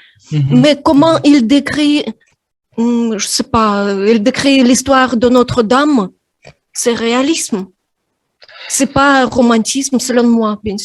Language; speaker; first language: French; non-native, fluent; Russian